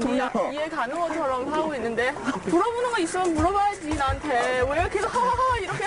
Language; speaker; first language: Korean; early bilingual, heritage; English